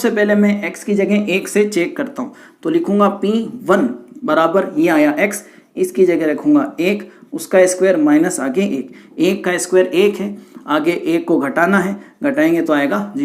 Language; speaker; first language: Hindi; native; Hindi